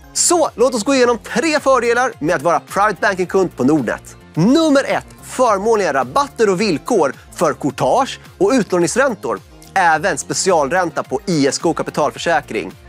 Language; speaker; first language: Swedish; native; Swedish